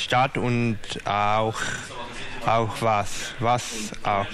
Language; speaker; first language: German; non-native, learner; English